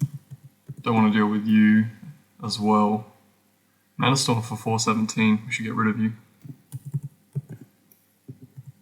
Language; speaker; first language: English; native; English